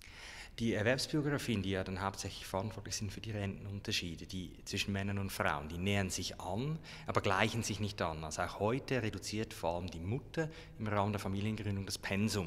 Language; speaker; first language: German; native; German